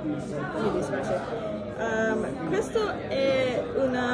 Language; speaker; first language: Italian; non-native, learner; English